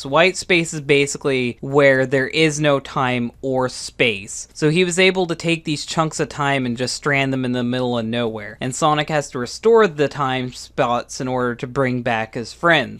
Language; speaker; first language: English; native; English